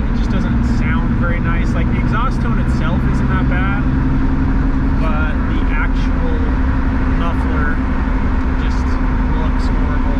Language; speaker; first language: English; native; English